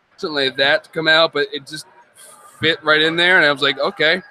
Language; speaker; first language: English; native; English